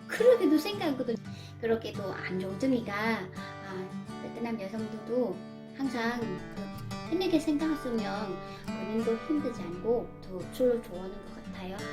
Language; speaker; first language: Korean; non-native, learner; Vietnamese